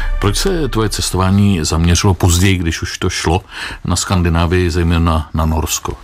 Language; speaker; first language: Czech; native; Czech